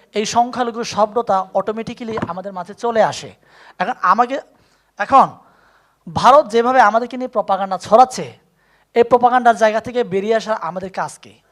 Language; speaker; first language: Bangla; non-native, local second language; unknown